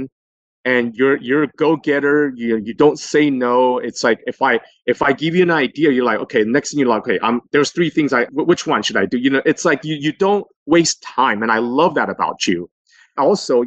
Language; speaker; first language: English; native; English